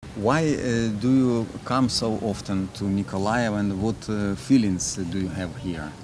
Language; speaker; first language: English; non-native, learner; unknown